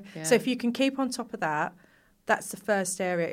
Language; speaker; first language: English; native; English